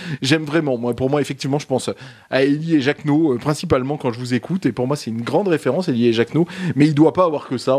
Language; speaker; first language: French; native; French